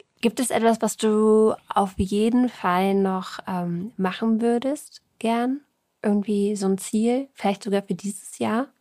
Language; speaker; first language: German; native; German